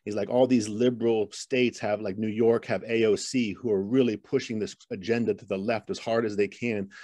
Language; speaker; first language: English; native; English